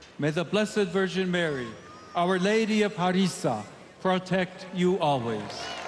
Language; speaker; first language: English; native; English